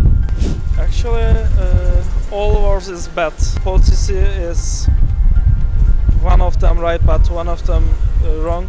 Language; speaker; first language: English; non-native, learner; Turkish